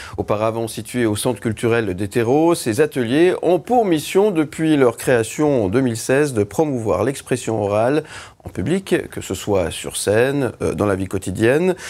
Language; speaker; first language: French; native; French